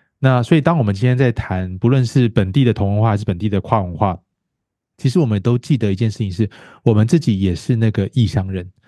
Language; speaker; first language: Chinese; native; Chinese